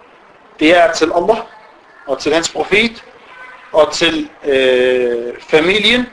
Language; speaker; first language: Danish; non-native, fluent; Arabic